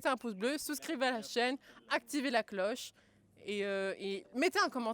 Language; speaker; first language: French; native; French